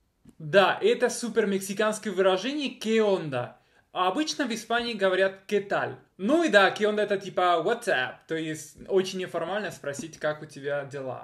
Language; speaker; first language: Russian; non-native, fluent; Spanish